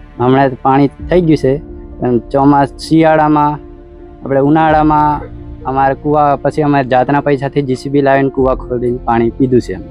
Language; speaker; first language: Gujarati; non-native, local second language; Rathawi